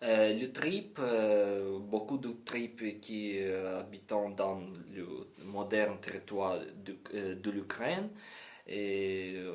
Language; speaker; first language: French; non-native, learner; Ukrainian